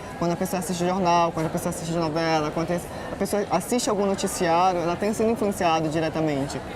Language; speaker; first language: Portuguese; non-native, local second language; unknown